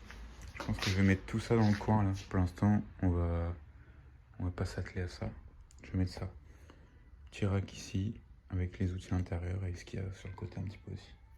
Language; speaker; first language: French; native; French